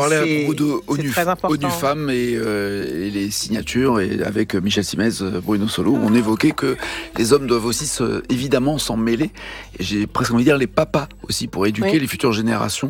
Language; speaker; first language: French; native; French